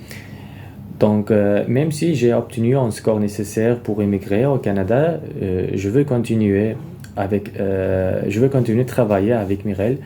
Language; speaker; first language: French; non-native, fluent; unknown